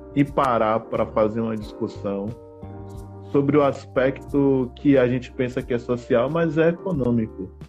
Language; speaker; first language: Portuguese; native; Portuguese